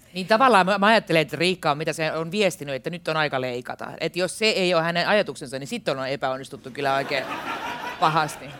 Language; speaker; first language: Finnish; native; Finnish